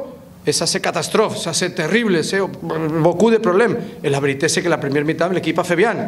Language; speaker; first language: French; non-native, fluent; Spanish